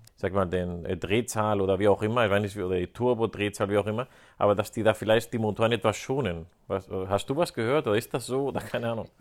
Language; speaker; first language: German; non-native, fluent; Spanish